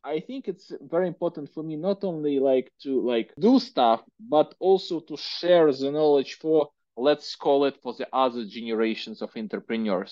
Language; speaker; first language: English; non-native, fluent; Russian